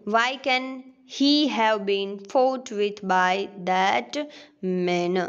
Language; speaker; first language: English; non-native, local second language; Gujarati